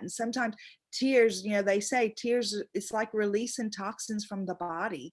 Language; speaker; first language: English; native; English